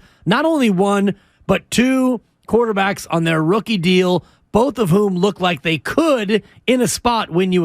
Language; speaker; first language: English; native; English